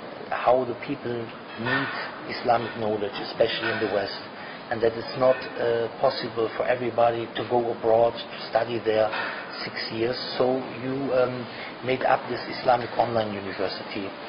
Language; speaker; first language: English; non-native, fluent; German